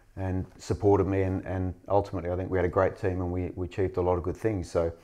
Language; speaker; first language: English; native; English